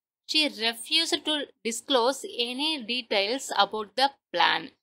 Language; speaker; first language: English; non-native, local second language; Tamil